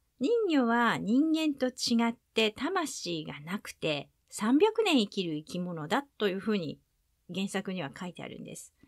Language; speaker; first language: Japanese; native; Japanese